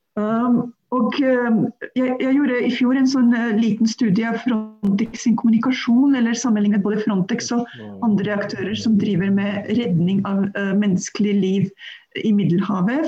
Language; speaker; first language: Norwegian; non-native, fluent; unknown